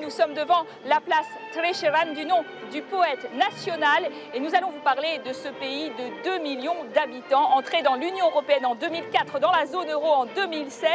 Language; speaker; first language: French; native; French